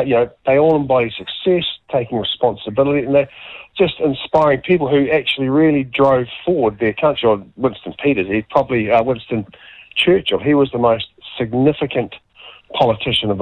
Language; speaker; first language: English; native; English